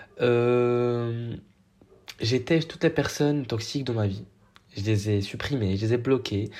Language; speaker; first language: French; non-native, local second language; Arabic